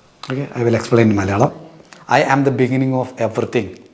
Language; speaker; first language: English; non-native, local second language; Malayalam